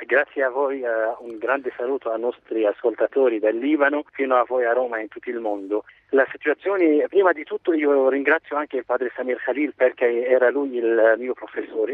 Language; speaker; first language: Italian; non-native, fluent; Arabic